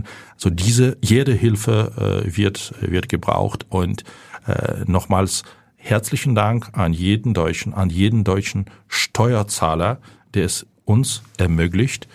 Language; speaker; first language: German; non-native, fluent; Ukrainian